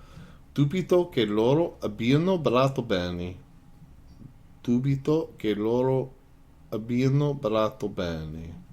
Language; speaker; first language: Italian; non-native, fluent; English